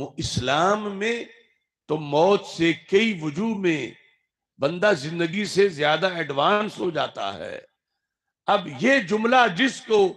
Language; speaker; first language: Urdu; non-native, local second language; Punjabi